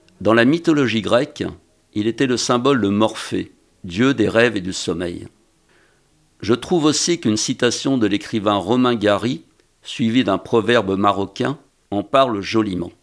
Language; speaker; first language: French; native; French